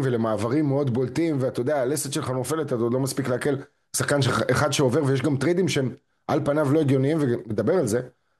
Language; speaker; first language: Hebrew; native; Hebrew